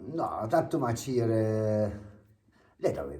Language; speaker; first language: English; non-native, learner; Turkish